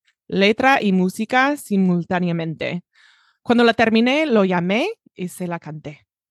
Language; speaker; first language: Spanish; non-native, fluent; English